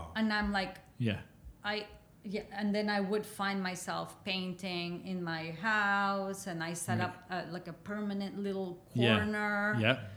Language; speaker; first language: English; non-native, fluent; Spanish